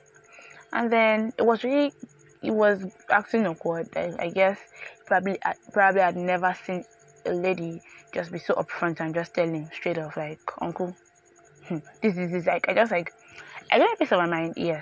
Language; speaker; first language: English; non-native, local second language; Yoruba